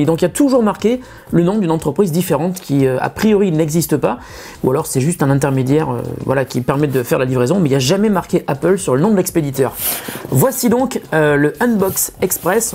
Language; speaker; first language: French; native; French